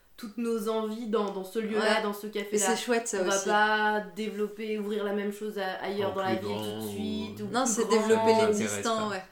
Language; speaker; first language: French; native; French